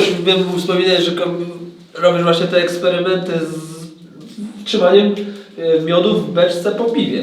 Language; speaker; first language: Polish; native; Polish